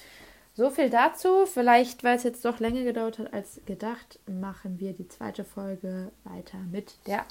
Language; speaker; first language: German; native; German